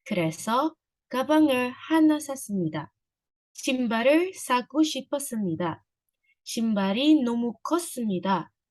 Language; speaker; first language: Korean; non-native, learner; Indonesian